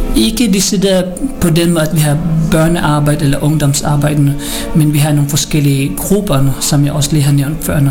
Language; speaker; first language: Danish; early bilingual, other home language; Filipino